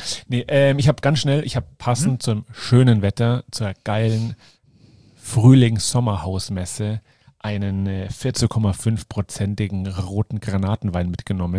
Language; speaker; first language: German; native; German